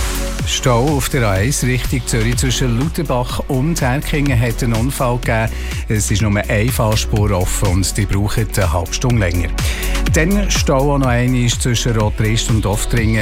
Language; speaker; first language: German; native; German